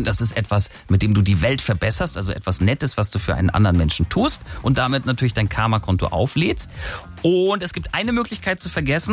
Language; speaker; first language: German; native; German